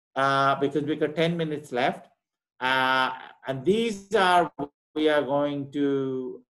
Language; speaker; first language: English; non-native, local second language; Marathi